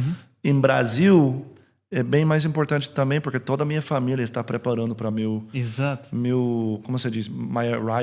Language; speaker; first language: Portuguese; early bilingual, heritage; English